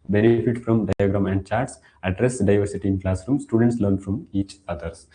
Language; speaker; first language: English; non-native, local second language; Kannada